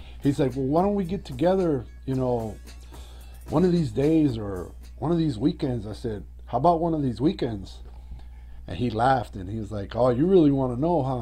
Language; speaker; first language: English; early bilingual, other home language; Spanish